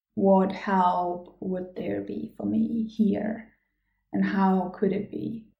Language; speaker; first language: English; non-native, fluent; German